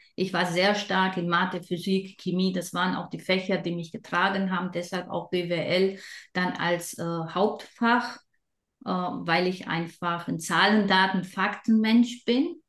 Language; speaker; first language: German; non-native, fluent; Romanian